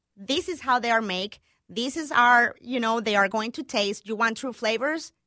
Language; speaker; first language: English; non-native, fluent; Spanish